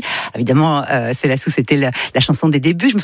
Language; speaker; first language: French; native; French